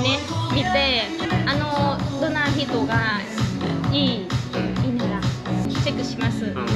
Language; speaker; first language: Japanese; non-native, learner; Vietnamese